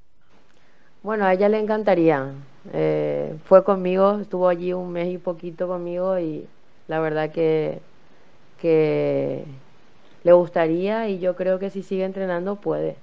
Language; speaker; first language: Spanish; native; Spanish